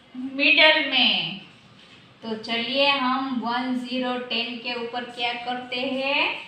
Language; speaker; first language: Hindi; non-native, local second language; Gujarati